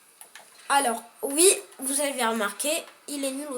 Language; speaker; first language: French; native; French